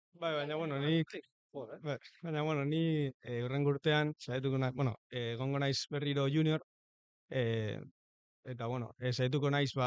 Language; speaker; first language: Basque; non-native, local second language; Spanish